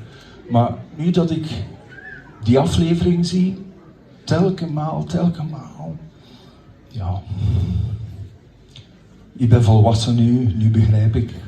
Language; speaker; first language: Dutch; early bilingual, other home language; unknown